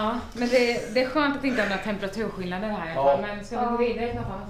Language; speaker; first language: Swedish; native; Swedish